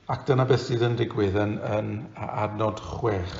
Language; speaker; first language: Welsh; non-native, fluent; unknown